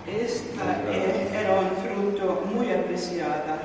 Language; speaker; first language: Spanish; non-native, fluent; Swedish